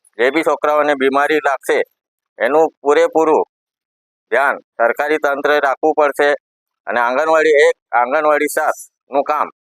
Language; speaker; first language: Gujarati; non-native, local second language; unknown